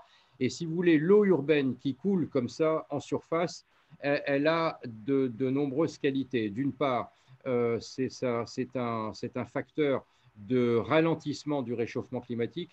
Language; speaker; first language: French; native; French